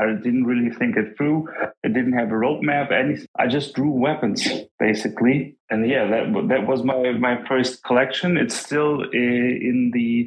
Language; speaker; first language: English; non-native, fluent; German